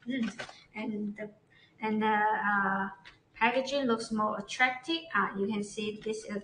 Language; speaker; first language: English; non-native, learner; Chinese